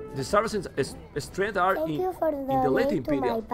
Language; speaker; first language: English; non-native, fluent; Spanish